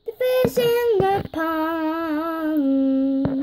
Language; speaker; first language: English; native; English